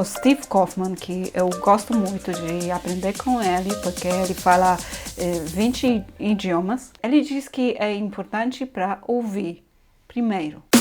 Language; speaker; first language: Portuguese; non-native, fluent; Polish